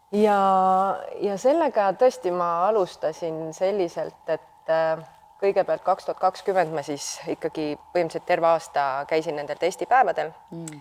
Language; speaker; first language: Estonian; native; Estonian